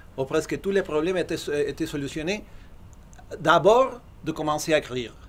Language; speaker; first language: French; non-native, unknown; Spanish